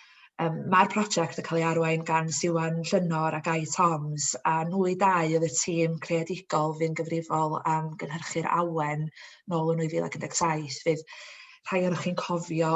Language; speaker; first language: Welsh; native; Welsh